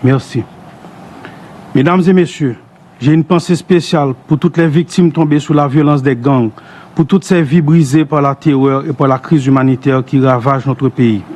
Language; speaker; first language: French; non-native, local second language; Haitian Creole